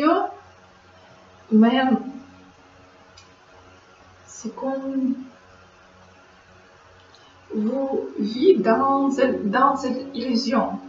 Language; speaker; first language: French; non-native, learner; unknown